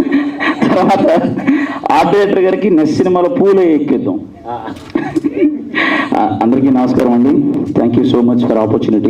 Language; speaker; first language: Telugu; native; Telugu